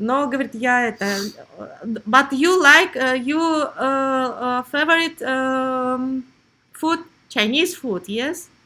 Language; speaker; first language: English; non-native, learner; Russian